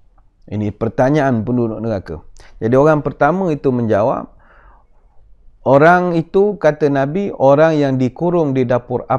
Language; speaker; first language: Malay; native; Malay